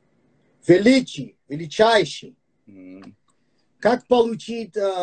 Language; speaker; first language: Russian; non-native, fluent; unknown